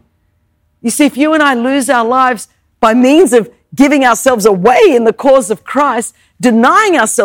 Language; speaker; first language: English; non-native, local second language; Greek